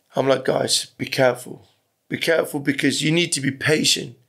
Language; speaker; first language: English; early bilingual, other home language; Persian